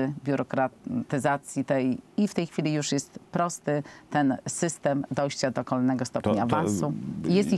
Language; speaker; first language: Polish; native; Polish